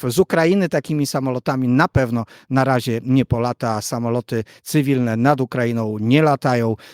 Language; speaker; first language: Polish; native; Polish